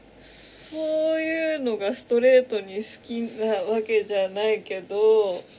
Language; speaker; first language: Japanese; native; Japanese